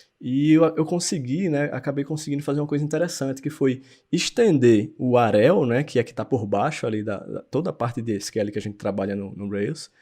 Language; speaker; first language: Portuguese; native; Portuguese